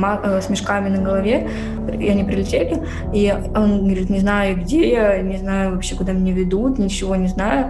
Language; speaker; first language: Russian; native; Russian